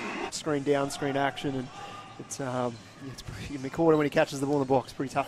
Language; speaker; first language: English; native; English